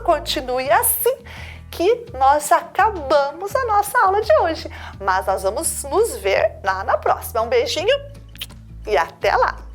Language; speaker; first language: Portuguese; native; Portuguese